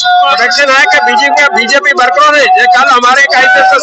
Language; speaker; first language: Hindi; native; Hindi